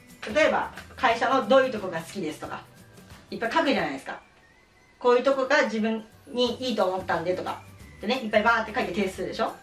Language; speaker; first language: Japanese; native; Japanese